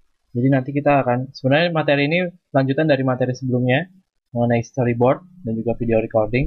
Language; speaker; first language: Indonesian; native; Indonesian